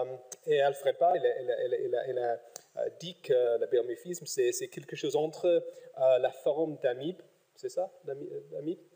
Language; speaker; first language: French; non-native, fluent; English